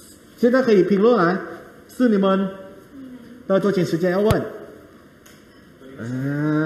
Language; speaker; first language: Chinese; non-native, fluent; Thai